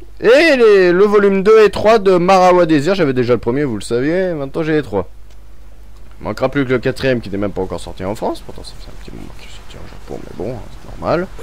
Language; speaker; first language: French; native; French